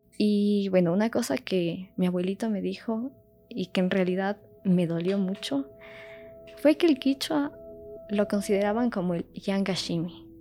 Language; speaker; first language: Spanish; native; Spanish